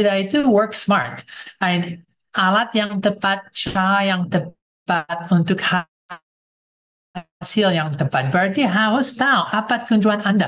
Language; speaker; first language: Indonesian; non-native, fluent; English